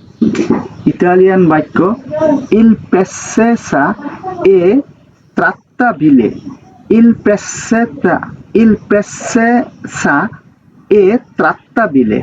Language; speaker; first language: Italian; non-native, learner; Bangla